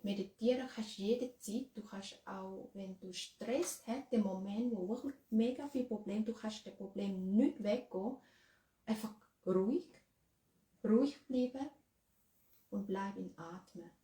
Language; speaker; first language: German; non-native, learner; Thai